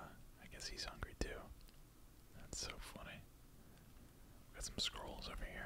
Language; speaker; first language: English; native; English